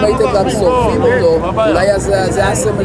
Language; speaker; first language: Hebrew; native; Hebrew